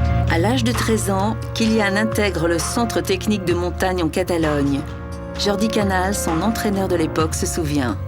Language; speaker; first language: French; native; French